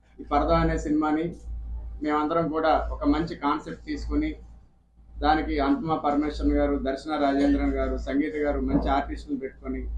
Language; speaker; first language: Telugu; native; Telugu